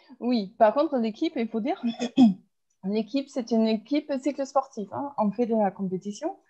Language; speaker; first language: French; non-native, fluent; German